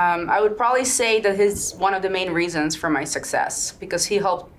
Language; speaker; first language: English; non-native, fluent; Swedish